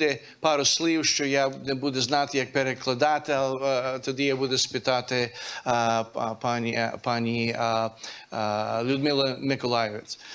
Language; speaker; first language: Ukrainian; early bilingual, heritage; Ukrainian